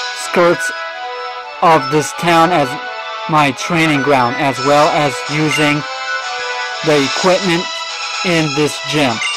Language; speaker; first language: English; native; English